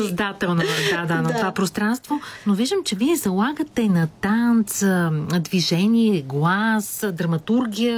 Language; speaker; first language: Bulgarian; native; Bulgarian